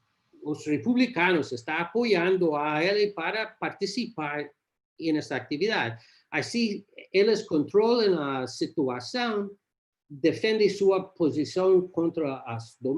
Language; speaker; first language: Portuguese; non-native, learner; English